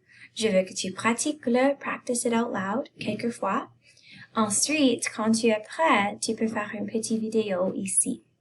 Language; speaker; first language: French; non-native, fluent; English